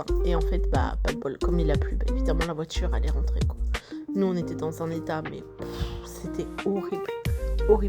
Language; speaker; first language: French; native; French